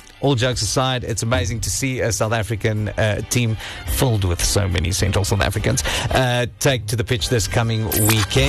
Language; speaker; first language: English; non-native, local second language; Afrikaans